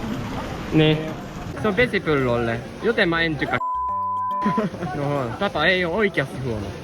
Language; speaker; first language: Finnish; non-native, learner; Japanese